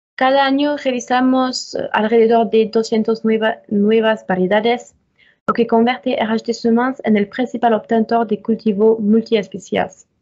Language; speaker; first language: Spanish; non-native, fluent; French